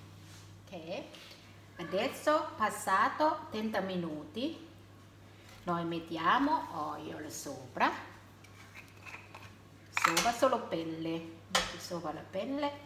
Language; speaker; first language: Italian; non-native, learner; Thai